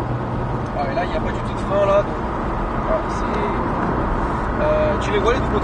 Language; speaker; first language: French; native; French